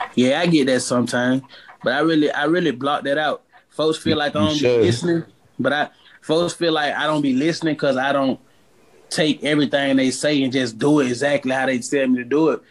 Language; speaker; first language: English; native; English